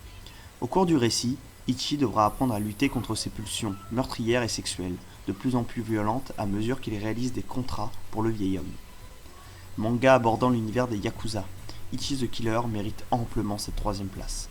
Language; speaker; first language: French; native; French